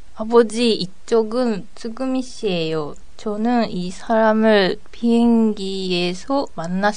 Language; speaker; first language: Korean; non-native, learner; Japanese